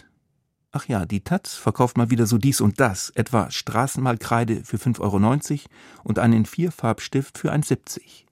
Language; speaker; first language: German; native; German